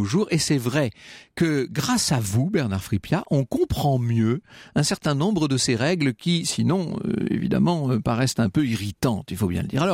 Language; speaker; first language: French; native; French